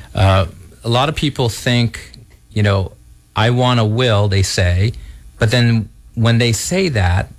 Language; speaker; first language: English; early bilingual, other home language; Portuguese